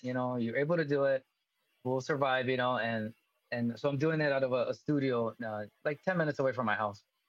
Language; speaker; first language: English; early bilingual, other home language; Spanish